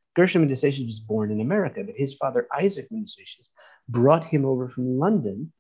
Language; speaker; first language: English; native; English